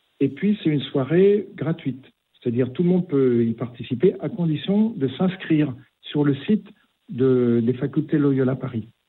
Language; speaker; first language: French; native; French